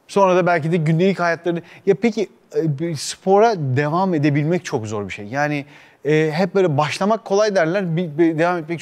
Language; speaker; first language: Turkish; native; Turkish